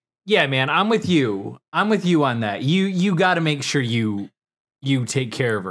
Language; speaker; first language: English; native; English